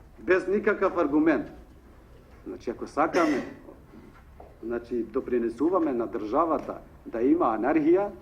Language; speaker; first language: Macedonian; non-native, local second language; Albanian